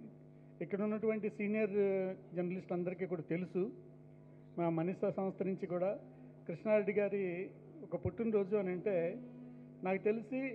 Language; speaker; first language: Telugu; native; Telugu